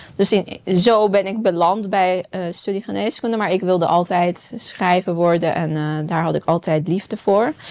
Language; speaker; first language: Dutch; non-native, fluent; Persian